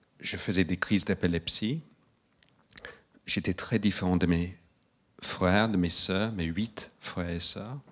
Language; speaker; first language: French; non-native, fluent; English